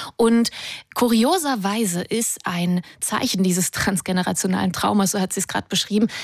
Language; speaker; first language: German; native; German